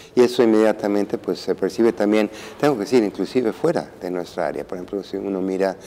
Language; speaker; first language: Spanish; native; Spanish